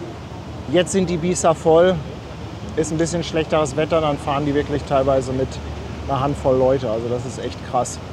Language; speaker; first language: German; native; German